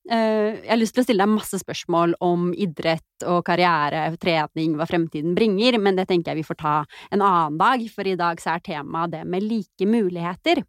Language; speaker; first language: Norwegian; native; Norwegian